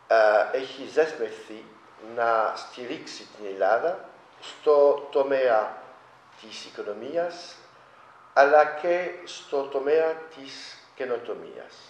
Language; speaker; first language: Greek; non-native, fluent; French